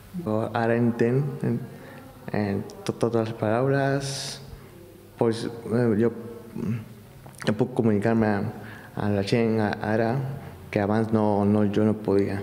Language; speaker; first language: Catalan; non-native, learner; Spanish